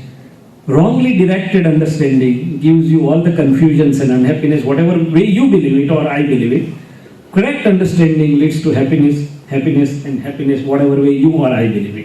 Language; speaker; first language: English; non-native, local second language; Gujarati